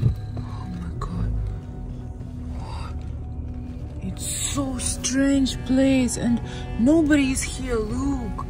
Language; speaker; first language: English; non-native, learner; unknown